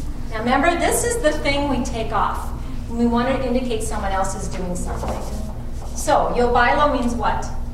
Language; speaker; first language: English; native; English